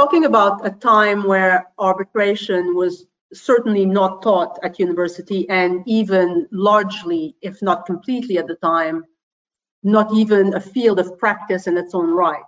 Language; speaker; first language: English; non-native, fluent; French